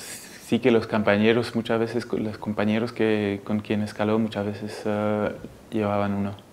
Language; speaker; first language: Spanish; early bilingual, heritage; Spanish